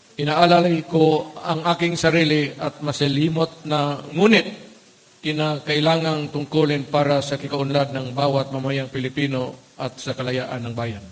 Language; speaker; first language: Filipino; non-native, local second language; Cebuano